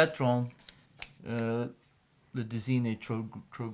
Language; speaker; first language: French; non-native, learner; English